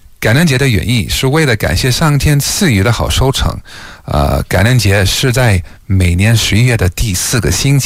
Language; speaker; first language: Chinese; non-native, fluent; English